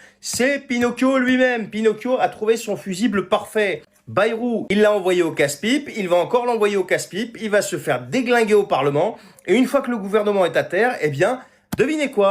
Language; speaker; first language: French; native; French